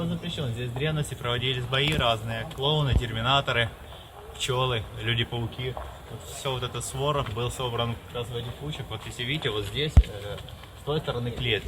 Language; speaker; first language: Russian; native; Russian